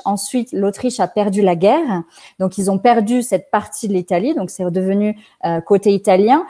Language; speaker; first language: French; native; French